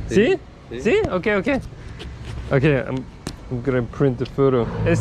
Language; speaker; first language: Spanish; non-native, learner; French